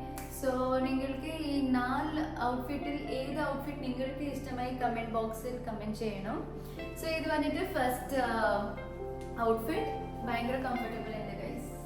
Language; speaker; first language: Malayalam; non-native, local second language; Kannada